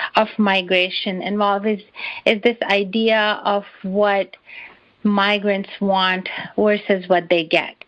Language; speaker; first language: English; non-native, local second language; Urdu